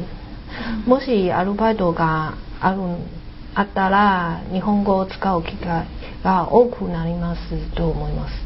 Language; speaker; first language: Japanese; non-native, learner; Chinese